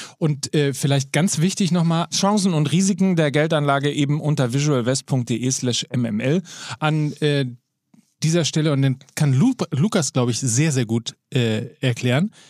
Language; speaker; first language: German; native; German